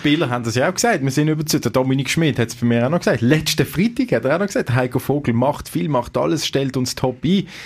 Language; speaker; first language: German; native; German